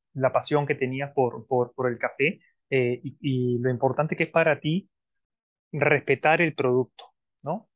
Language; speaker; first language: Spanish; native; Spanish